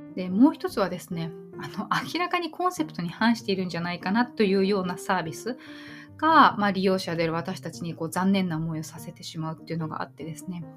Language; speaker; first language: Japanese; native; Japanese